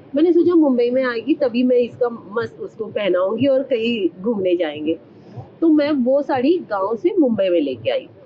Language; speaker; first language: Hindi; non-native, local second language; Marathi